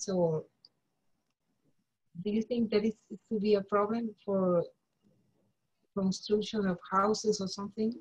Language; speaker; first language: English; non-native, learner; Spanish